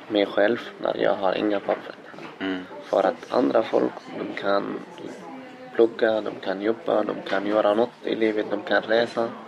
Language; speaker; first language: Swedish; non-native, learner; Arabic